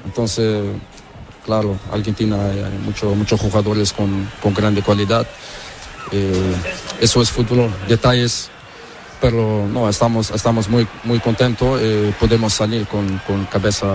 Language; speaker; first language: Spanish; non-native, learner; Portuguese